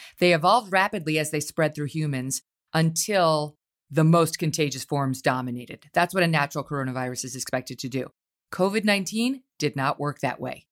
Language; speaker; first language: English; native; English